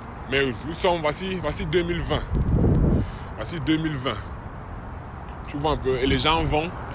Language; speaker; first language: French; native; French